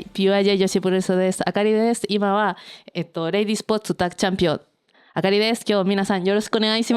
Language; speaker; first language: Japanese; non-native, learner; Spanish